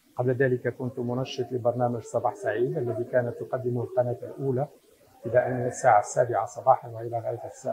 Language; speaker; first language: Arabic; native; Arabic